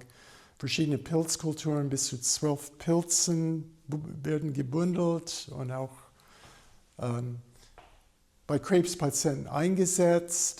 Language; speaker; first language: German; non-native, fluent; English